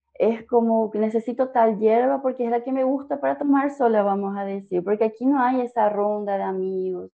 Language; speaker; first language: Spanish; native; Spanish